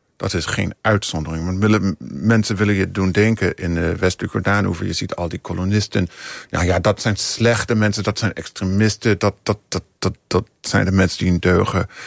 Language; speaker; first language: Dutch; non-native, fluent; English